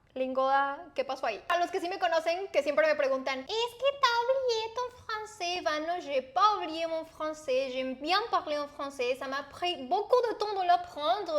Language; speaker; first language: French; non-native, fluent; Spanish